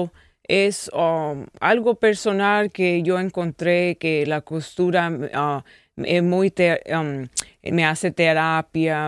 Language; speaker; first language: Spanish; early bilingual, heritage; English